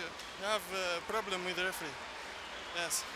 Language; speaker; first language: English; non-native, learner; Arabic